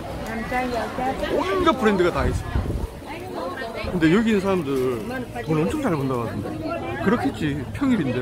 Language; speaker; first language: Korean; native; Korean